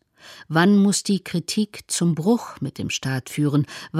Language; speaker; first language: German; native; German